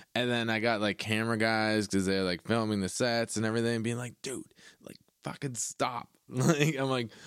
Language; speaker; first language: English; native; English